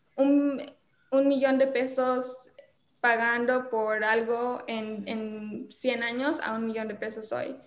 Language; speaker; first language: Spanish; native; Spanish